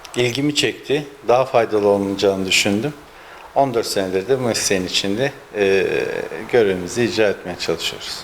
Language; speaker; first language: Turkish; early bilingual, heritage; Turkish